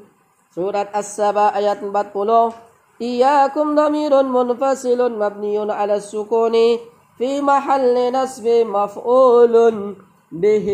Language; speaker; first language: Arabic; non-native, fluent; Indonesian